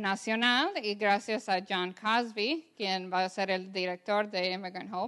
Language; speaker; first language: Spanish; non-native, fluent; English